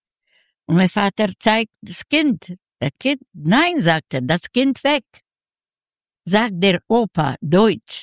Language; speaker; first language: German; non-native, learner; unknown